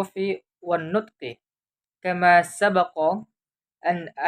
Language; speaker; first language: Arabic; non-native, fluent; Indonesian